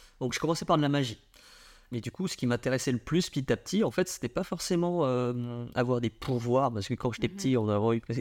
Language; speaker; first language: French; early bilingual, other home language; Vietnamese